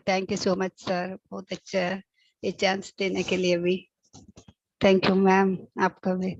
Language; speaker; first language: Hindi; non-native, local second language; Telugu